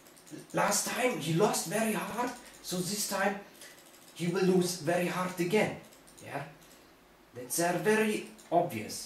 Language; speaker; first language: English; non-native, learner; German